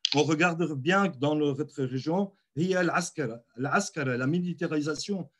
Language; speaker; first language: French; non-native, local second language; Arabic